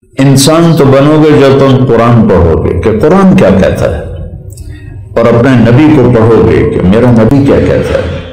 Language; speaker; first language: Urdu; non-native, local second language; Punjabi